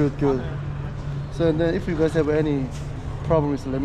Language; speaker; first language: English; non-native, learner; Korean